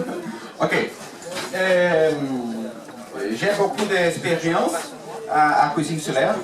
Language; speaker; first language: French; non-native, learner; Portuguese